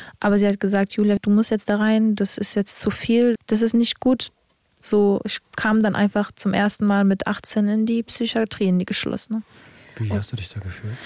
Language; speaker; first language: German; early bilingual, other home language; Serbian